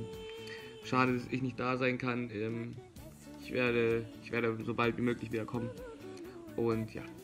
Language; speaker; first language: German; early bilingual, other home language; Sinhala